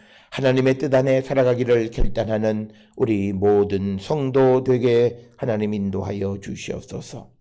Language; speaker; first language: Korean; native; Korean